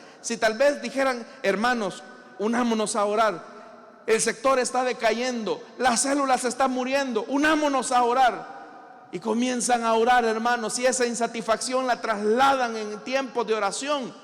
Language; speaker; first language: Spanish; native; Spanish